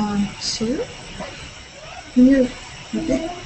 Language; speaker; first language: English; non-native, learner; Spanish